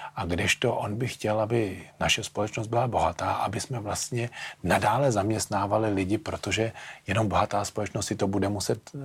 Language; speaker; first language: Czech; native; Czech